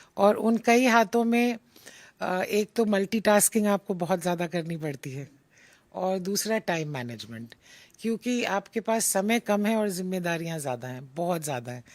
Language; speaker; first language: Hindi; native; Hindi